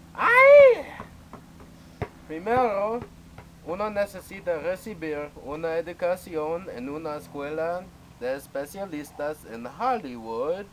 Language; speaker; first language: Spanish; non-native, learner; English